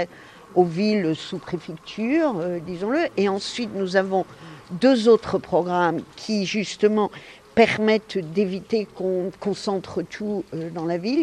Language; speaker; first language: French; native; French